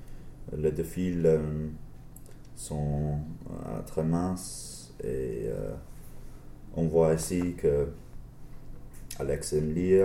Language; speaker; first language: French; non-native, learner; English